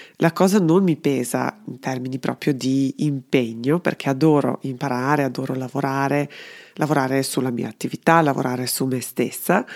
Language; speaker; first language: Italian; non-native, fluent; Serbian